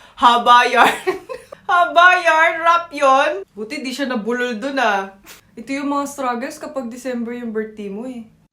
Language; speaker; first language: Filipino; native; Filipino